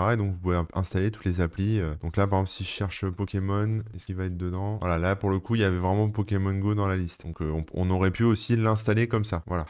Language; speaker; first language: French; native; French